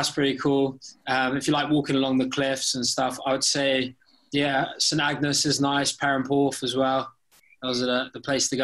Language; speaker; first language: English; native; English